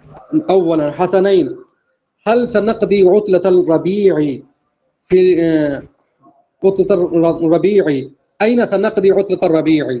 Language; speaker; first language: Arabic; non-native, fluent; Urdu